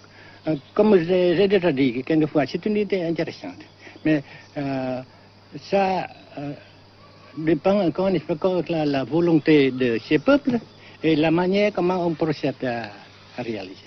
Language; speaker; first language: French; non-native, fluent; Vietnamese